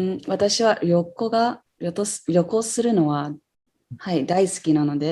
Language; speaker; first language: Japanese; non-native, fluent; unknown